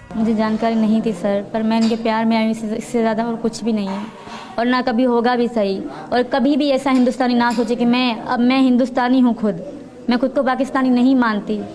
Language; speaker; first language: Urdu; non-native, local second language; Sindhi